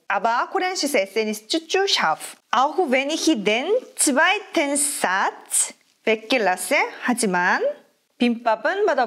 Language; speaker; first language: German; non-native, fluent; Korean